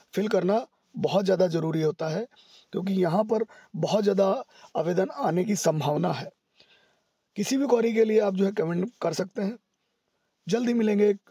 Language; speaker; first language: Hindi; native; Hindi